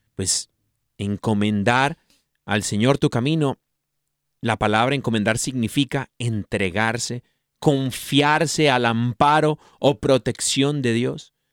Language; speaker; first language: Spanish; early bilingual, heritage; Spanish